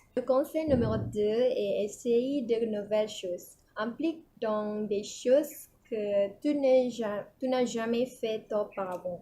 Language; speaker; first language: French; non-native, learner; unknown